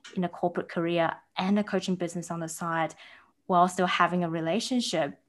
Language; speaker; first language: English; early bilingual, other home language; Chinese